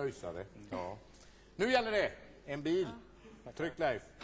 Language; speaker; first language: Swedish; native; Swedish